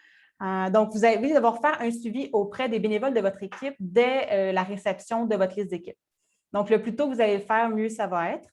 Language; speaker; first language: French; native; French